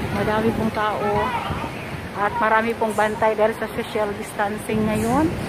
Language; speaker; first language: Filipino; native; Filipino